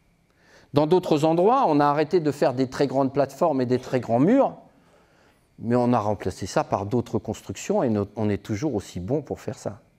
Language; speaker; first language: French; native; French